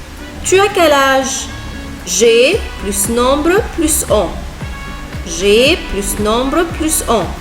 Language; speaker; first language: French; non-native, fluent; Arabic